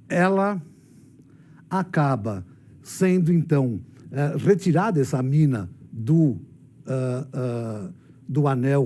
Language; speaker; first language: Portuguese; native; Portuguese